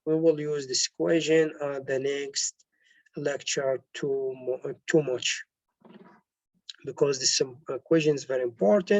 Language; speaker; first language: English; non-native, local second language; Arabic